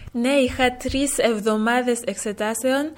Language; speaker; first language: Greek; early bilingual, heritage; French